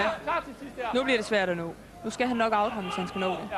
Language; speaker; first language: Danish; native; Danish